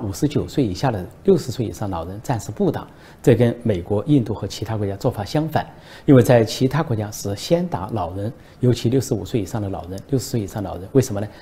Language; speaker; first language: Chinese; native; Chinese